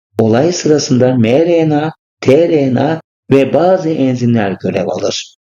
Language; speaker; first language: Turkish; native; Turkish